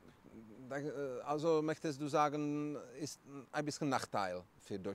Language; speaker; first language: German; non-native, learner; Czech